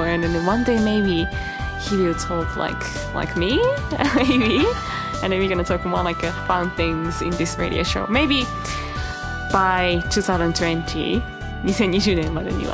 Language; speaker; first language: English; non-native, fluent; Japanese